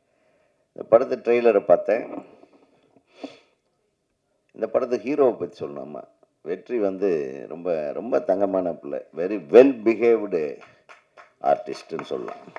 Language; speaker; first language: Tamil; native; Tamil